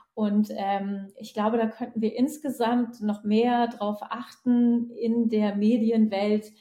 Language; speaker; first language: German; native; German